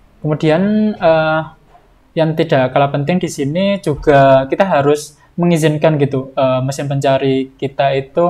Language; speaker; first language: Indonesian; native; Indonesian